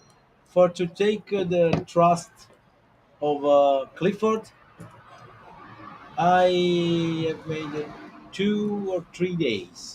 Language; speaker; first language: English; non-native, learner; Italian